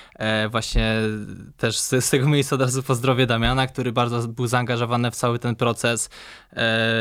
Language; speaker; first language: Polish; native; Polish